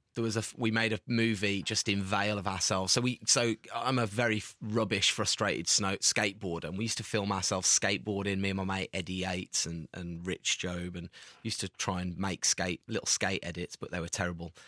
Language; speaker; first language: English; native; English